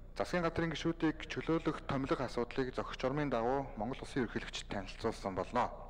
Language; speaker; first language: Mongolian; native; Mongolian